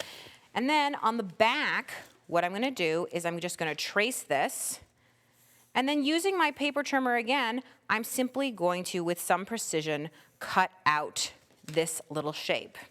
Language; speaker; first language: English; native; English